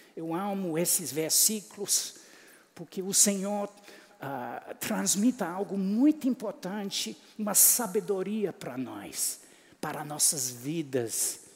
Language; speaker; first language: Portuguese; non-native, fluent; English